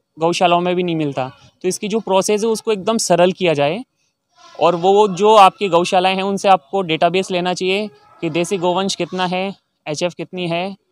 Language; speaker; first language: Hindi; native; Hindi